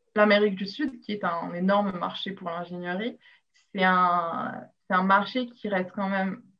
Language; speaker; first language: French; non-native, local second language; Arabic